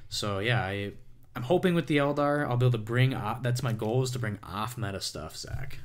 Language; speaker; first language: English; native; English